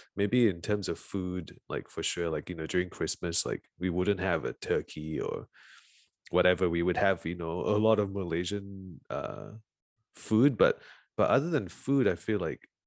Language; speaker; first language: English; native; English